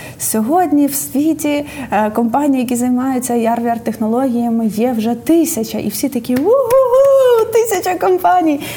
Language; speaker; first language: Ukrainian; native; Ukrainian